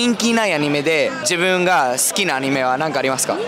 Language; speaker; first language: Japanese; early bilingual, heritage; Spanish